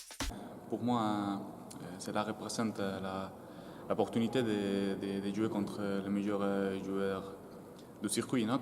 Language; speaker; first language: French; non-native, fluent; Spanish